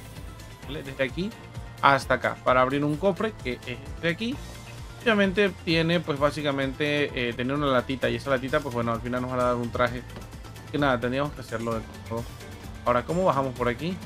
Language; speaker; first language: Spanish; native; Spanish